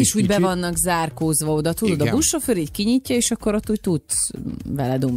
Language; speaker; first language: Hungarian; native; Hungarian